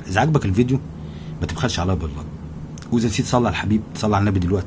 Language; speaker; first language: Arabic; native; Arabic